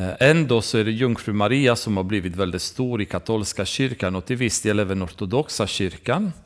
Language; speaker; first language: Swedish; non-native, fluent; Romanian